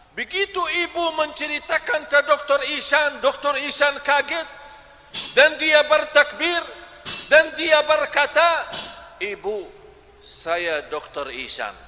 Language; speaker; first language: Malay; non-native, fluent; Arabic